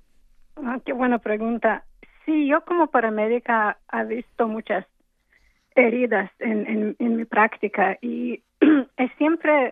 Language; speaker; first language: Spanish; non-native, fluent; English